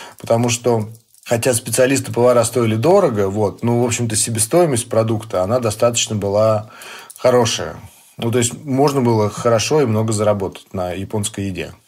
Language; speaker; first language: Russian; native; Russian